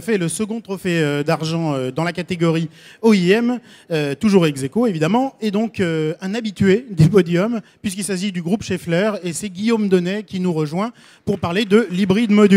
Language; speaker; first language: French; native; French